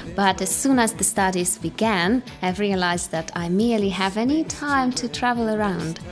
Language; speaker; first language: English; non-native, fluent; Russian